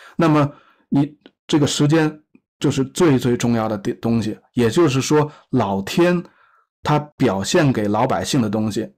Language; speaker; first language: Chinese; native; Chinese